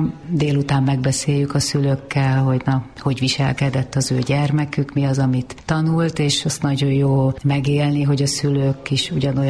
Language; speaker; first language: Hungarian; native; Hungarian